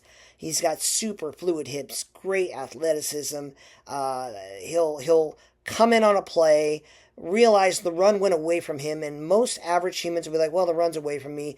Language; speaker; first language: English; native; English